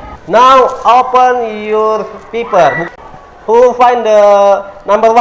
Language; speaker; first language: English; non-native, learner; Indonesian